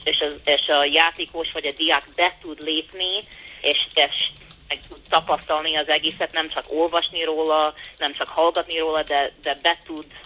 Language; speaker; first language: Hungarian; early bilingual, heritage; Hungarian